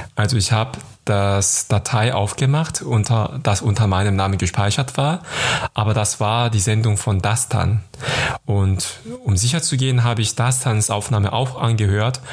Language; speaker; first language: German; non-native, fluent; Korean